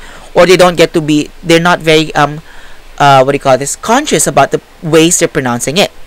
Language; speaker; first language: English; non-native, local second language; Filipino